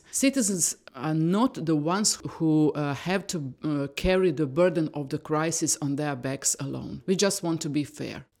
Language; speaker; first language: English; non-native, fluent; Croatian